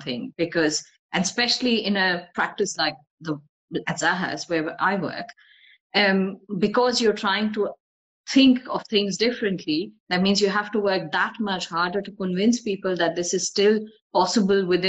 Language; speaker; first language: English; non-native, local second language; Bangla